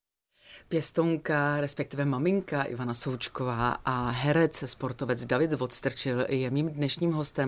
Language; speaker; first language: Czech; native; Czech